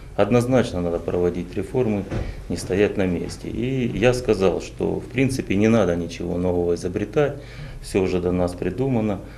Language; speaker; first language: Russian; native; Russian